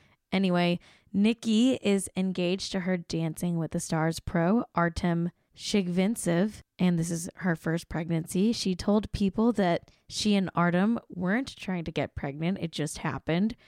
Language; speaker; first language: English; native; English